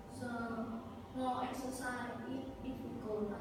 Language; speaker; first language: English; non-native, learner; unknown